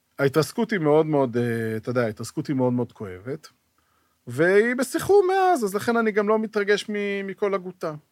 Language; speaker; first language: Hebrew; native; Hebrew